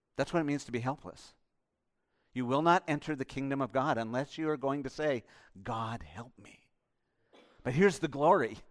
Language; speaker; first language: English; native; English